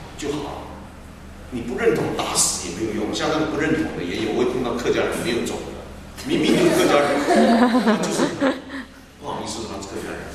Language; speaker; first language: Chinese; non-native, local second language; Hakka Chinese